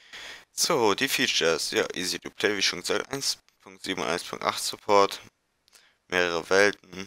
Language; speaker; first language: German; native; German